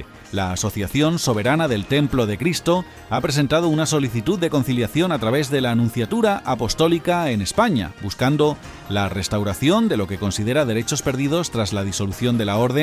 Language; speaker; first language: Spanish; native; Spanish